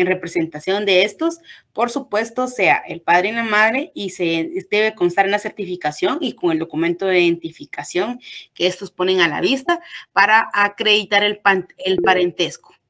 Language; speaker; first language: Spanish; native; Spanish